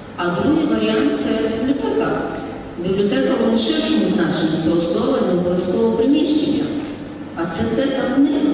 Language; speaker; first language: Ukrainian; native; Ukrainian